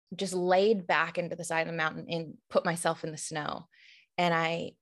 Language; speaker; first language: English; native; English